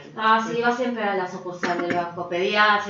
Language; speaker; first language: Spanish; native; Spanish